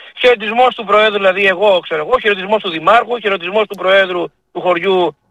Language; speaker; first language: Greek; native; Greek